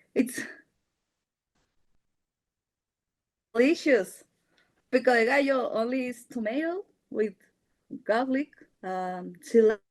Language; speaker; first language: English; non-native, learner; Spanish